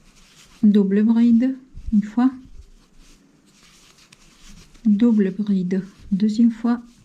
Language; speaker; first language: French; non-native, fluent; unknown